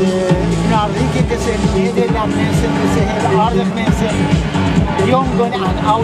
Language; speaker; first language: Dutch; non-native, learner; Italian